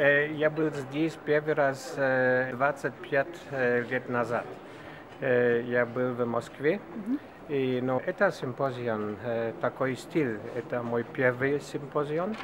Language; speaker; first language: Russian; non-native, learner; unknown